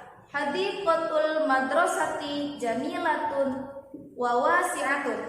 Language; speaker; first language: Arabic; non-native, fluent; Indonesian